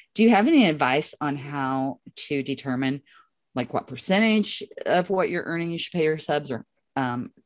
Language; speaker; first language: English; native; English